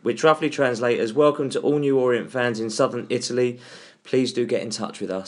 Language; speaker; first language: English; native; English